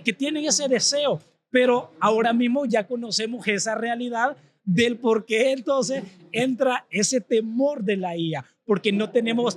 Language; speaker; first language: Spanish; native; Spanish